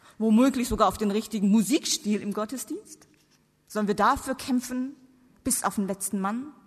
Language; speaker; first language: German; non-native, fluent; Korean